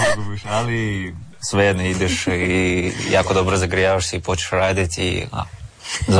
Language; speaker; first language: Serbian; non-native, learner; Russian